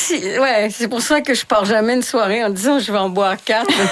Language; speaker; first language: French; native; French